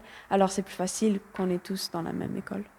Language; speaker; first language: French; early bilingual, heritage; French